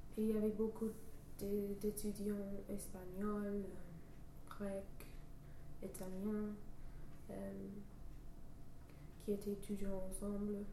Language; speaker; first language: French; non-native, fluent; English